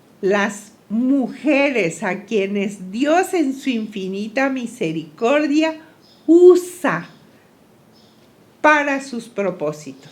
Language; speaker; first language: Spanish; native; Spanish